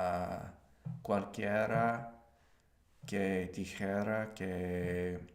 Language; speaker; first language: Spanish; non-native, learner; English